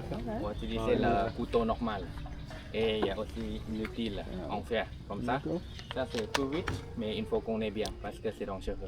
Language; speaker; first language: French; non-native, fluent; Thai